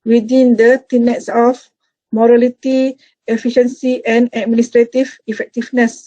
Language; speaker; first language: English; non-native, local second language; Malay